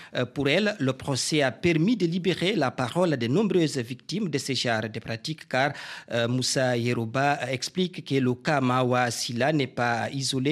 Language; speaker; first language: French; non-native, local second language; Fula